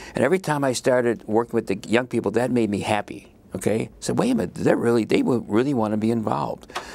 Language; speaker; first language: English; native; English